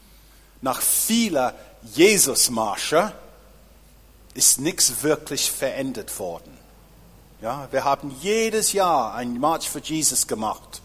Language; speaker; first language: German; non-native, fluent; English